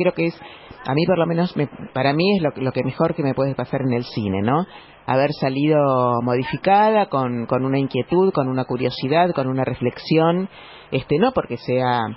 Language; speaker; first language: Spanish; native; Spanish